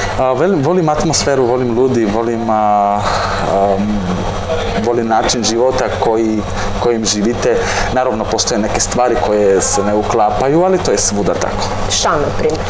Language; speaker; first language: Bosnian; non-native, fluent; Slovak